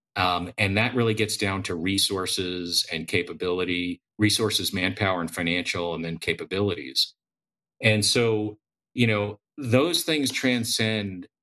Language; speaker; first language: English; native; English